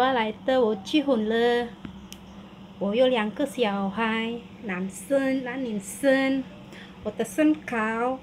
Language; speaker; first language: Chinese; non-native, learner; Indonesian